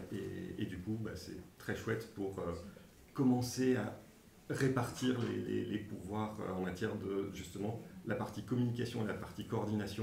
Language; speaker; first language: French; native; French